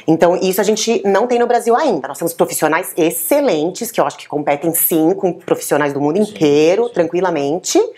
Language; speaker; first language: Portuguese; native; Portuguese